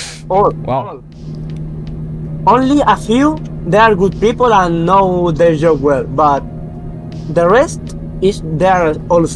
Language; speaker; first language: English; non-native, learner; Spanish